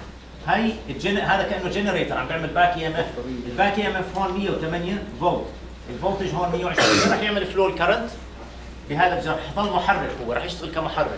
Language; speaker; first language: Arabic; native; Arabic